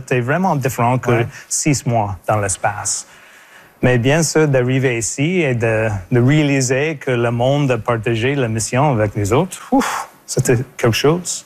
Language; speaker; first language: French; non-native, local second language; English